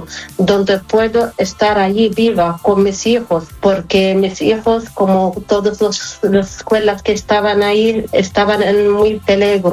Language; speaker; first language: Spanish; non-native, fluent; Arabic